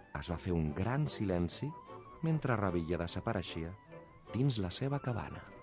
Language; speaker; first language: Catalan; native; Catalan